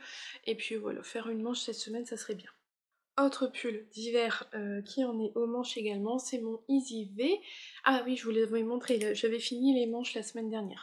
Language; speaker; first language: French; native; French